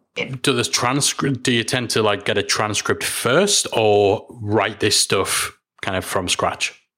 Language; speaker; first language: English; native; English